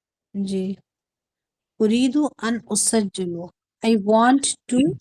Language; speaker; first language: Arabic; non-native, learner; Urdu